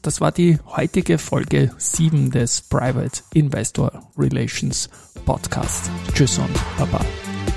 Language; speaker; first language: German; native; German